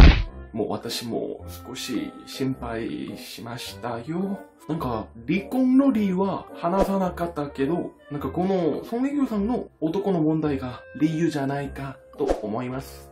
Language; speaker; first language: Japanese; non-native, learner; Korean